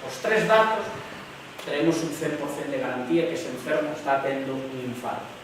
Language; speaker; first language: Spanish; non-native, local second language; Galician